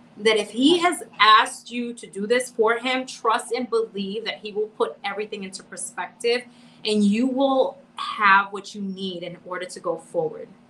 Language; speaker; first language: English; native; English